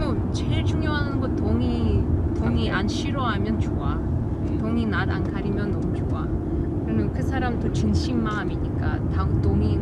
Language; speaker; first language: Korean; non-native, learner; Russian